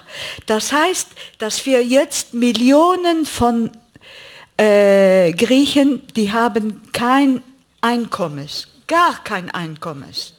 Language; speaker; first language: German; non-native, fluent; Greek